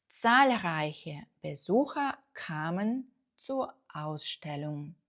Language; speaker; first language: German; non-native, fluent; Ukrainian